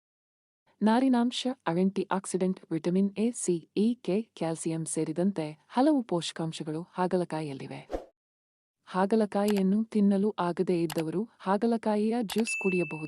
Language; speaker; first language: Kannada; native; Kannada